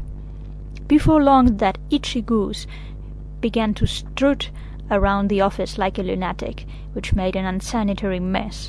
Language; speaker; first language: English; non-native, fluent; Catalan